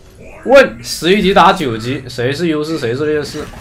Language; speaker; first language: Chinese; native; Chinese